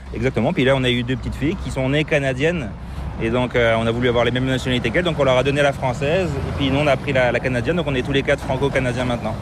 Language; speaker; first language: French; native; French